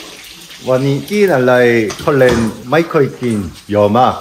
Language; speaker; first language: Thai; non-native, fluent; Korean